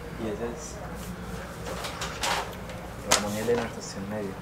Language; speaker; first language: Spanish; native; Spanish